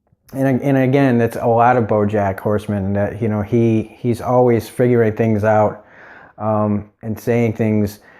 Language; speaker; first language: English; native; English